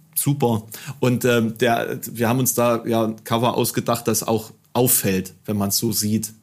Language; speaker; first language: German; native; German